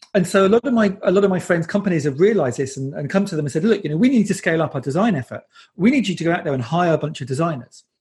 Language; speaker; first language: English; native; English